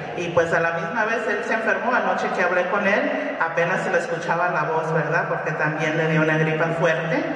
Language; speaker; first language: Spanish; early bilingual, heritage; Spanish